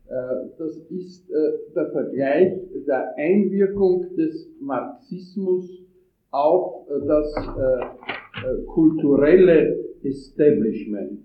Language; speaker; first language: German; non-native, fluent; Italian